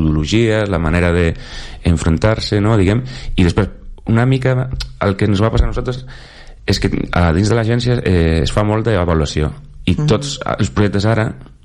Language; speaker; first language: Catalan; non-native, local second language; Spanish